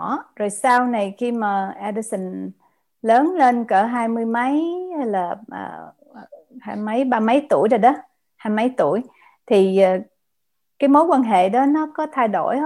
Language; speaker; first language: Vietnamese; native; Vietnamese